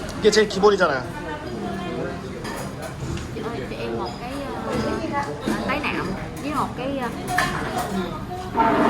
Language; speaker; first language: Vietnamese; non-native, learner; Korean